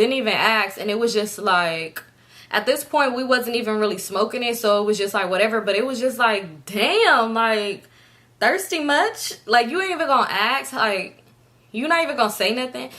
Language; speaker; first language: English; native; English